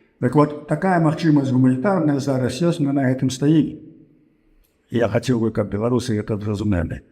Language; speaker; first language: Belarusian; native; Belarusian